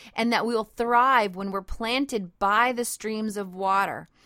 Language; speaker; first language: English; native; English